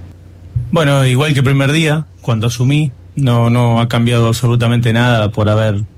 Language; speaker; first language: Spanish; native; Spanish